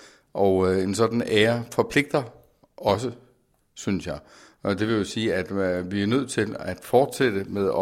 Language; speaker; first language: Danish; native; Danish